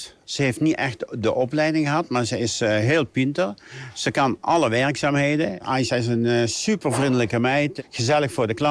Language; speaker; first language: Dutch; native; Dutch